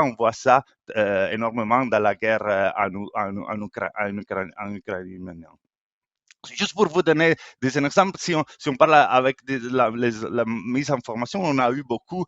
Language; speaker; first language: French; non-native, fluent; Italian